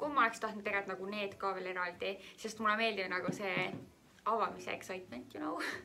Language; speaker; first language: Estonian; native; Estonian